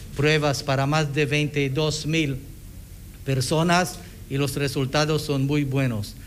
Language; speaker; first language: Spanish; non-native, fluent; Hebrew